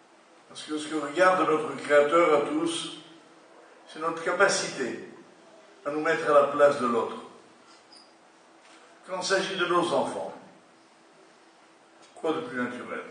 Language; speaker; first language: French; native; French